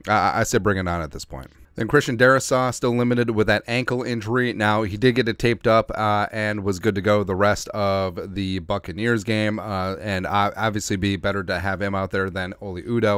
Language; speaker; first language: English; native; English